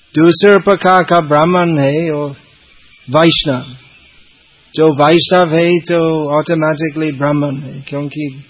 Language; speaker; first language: Hindi; non-native, fluent; English